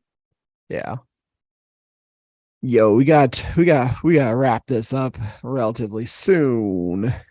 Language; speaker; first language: English; native; English